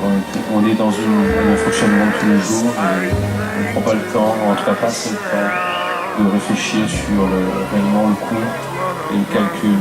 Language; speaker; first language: French; native; French